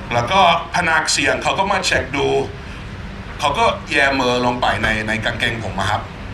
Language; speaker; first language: Thai; non-native, fluent; English